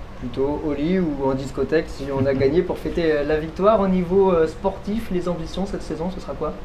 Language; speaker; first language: French; native; French